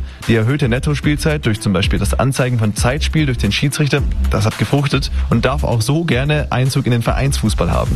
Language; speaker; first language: German; native; German